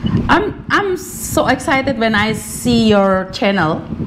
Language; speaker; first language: English; non-native, learner; Javanese